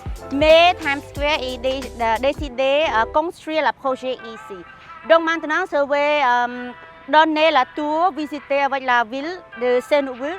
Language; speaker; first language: French; non-native, learner; Khmer